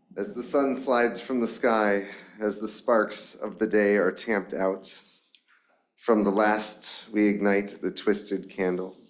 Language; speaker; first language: English; native; English